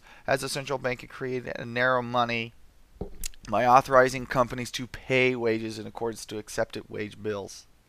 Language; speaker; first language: English; native; English